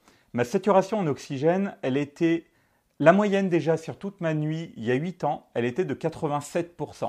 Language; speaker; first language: French; native; French